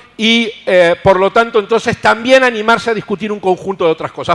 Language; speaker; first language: Spanish; native; Spanish